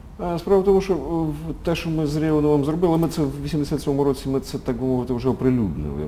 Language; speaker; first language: Ukrainian; native; Ukrainian